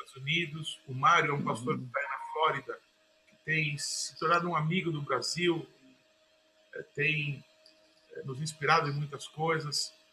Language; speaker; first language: Portuguese; native; Portuguese